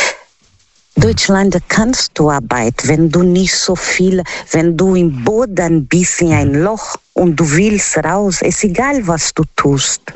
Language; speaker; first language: German; non-native, learner; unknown